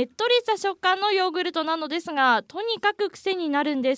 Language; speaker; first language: Japanese; native; Japanese